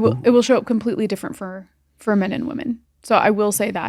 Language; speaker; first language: English; native; English